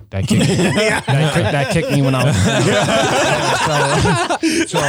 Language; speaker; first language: English; native; English